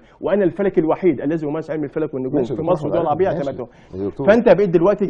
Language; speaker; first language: Arabic; native; Arabic